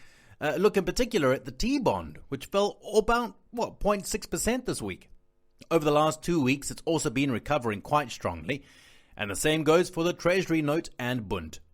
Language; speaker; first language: English; non-native, fluent; Italian